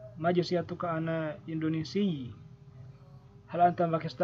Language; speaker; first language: Arabic; non-native, fluent; Indonesian